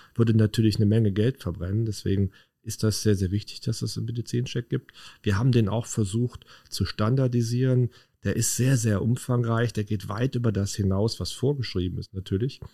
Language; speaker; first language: German; native; German